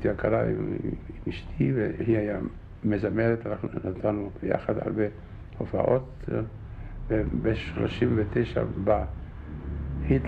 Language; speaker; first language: Hebrew; non-native, fluent; Czech